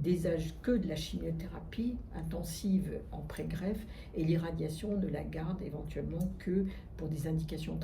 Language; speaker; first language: French; native; French